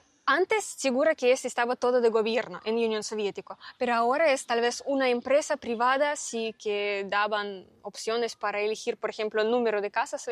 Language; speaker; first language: Spanish; non-native, fluent; Russian